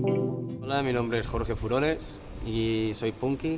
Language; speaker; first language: Spanish; native; Spanish